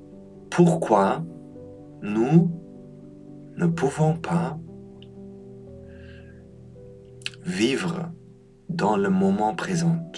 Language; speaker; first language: French; non-native, learner; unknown